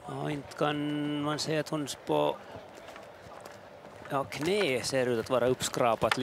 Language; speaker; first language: Swedish; native; Swedish